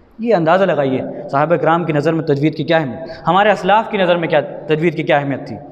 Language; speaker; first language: Urdu; native; Urdu